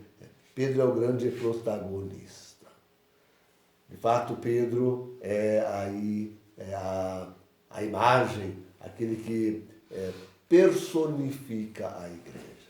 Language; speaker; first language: Portuguese; native; Portuguese